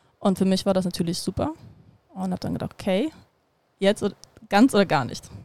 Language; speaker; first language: German; early bilingual, other home language; Russian